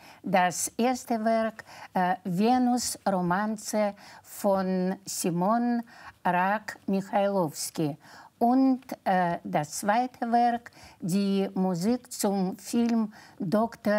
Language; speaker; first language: German; non-native, fluent; Russian